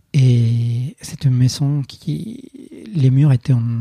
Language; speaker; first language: French; non-native, fluent; Spanish